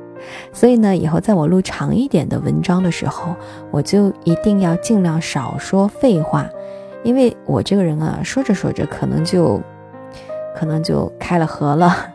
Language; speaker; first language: Chinese; native; Chinese